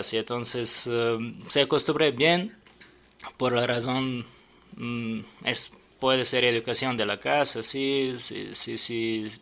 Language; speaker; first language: Spanish; non-native, fluent; Serbian